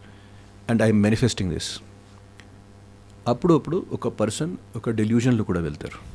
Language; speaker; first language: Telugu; non-native, fluent; Hindi